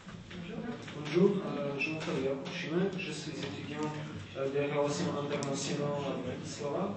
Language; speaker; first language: French; non-native, learner; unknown